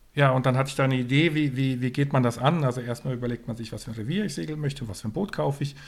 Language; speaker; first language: German; non-native, fluent; Swedish